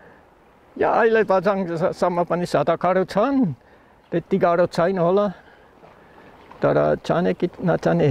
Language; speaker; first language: Nepali; non-native, learner; German